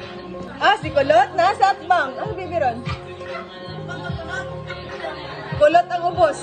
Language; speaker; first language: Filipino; non-native, local second language; Cebuano